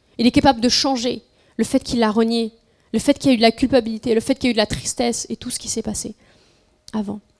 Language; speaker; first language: French; non-native, fluent; Spanish